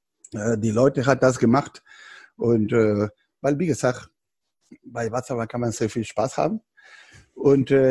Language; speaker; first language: German; non-native, fluent; Spanish